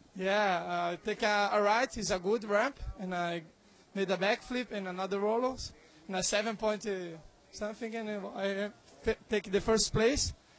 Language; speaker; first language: English; non-native, learner; Portuguese